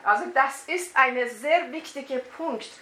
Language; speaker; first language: German; non-native, fluent; Persian